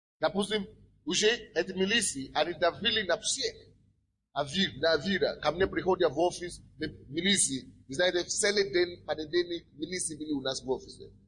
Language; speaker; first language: Russian; non-native, fluent; Yoruba